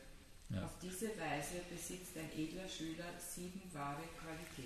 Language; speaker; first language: German; native; German